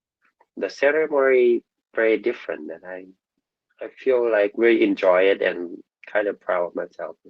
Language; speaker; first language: English; non-native, learner; Vietnamese